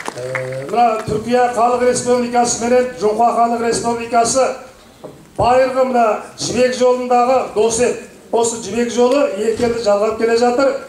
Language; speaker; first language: Kazakh; native; Kazakh